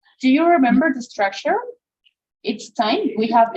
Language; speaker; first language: English; non-native, fluent; Spanish